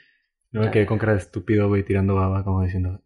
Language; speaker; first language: Spanish; native; Spanish